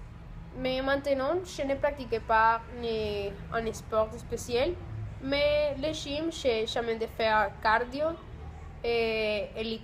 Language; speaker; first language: French; non-native, learner; Spanish